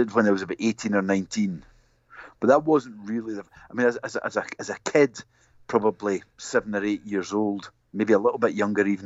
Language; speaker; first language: English; native; English